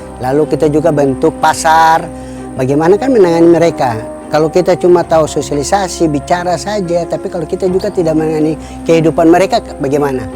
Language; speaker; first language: Indonesian; native; Indonesian